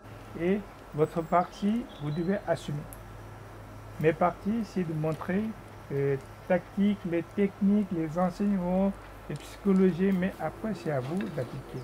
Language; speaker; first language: French; non-native, fluent; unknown